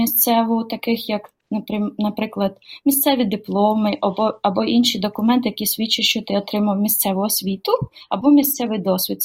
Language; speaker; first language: Ukrainian; native; Ukrainian